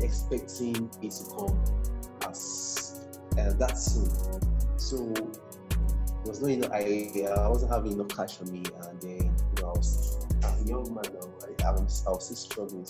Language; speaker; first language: English; non-native, local second language; Igbo